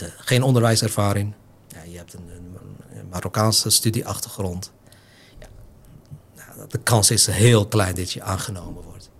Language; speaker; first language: Dutch; non-native, fluent; Arabic